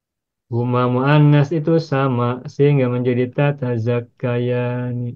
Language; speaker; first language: Indonesian; native; Indonesian